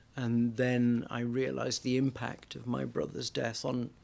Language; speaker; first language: English; native; English